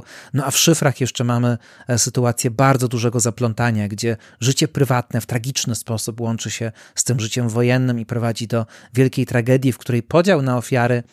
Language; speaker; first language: Polish; native; Polish